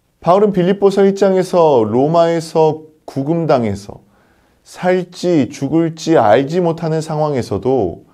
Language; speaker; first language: Korean; native; Korean